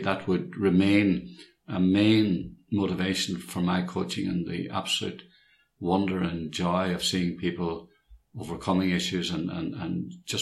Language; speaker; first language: English; native; English